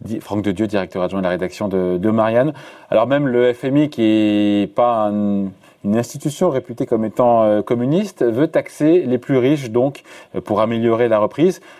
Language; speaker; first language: French; native; French